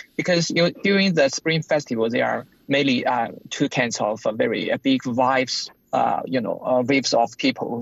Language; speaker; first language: English; non-native, fluent; Chinese